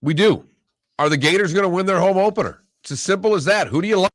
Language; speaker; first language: English; native; English